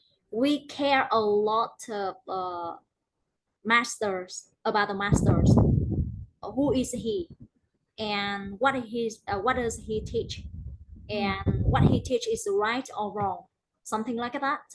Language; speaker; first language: English; non-native, learner; Vietnamese